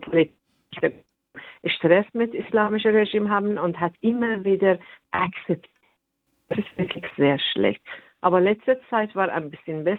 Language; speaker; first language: German; non-native, fluent; Persian